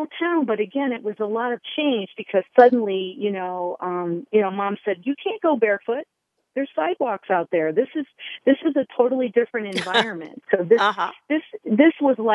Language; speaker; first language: English; native; English